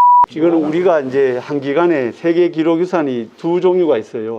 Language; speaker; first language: Korean; native; Korean